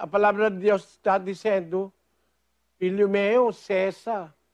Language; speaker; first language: Portuguese; non-native, fluent; Filipino